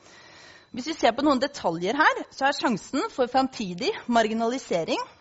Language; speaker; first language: Norwegian; native; Norwegian